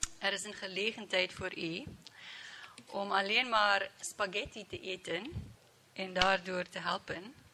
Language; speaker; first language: Dutch; non-native, learner; English